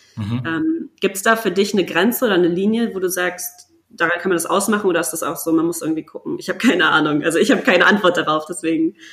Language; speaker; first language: German; native; German